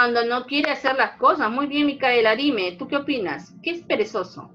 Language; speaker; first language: Spanish; native; Spanish